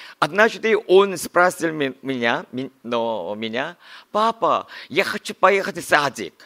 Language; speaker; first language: Russian; non-native, learner; Korean